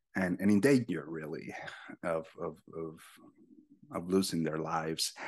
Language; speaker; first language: English; non-native, fluent; Spanish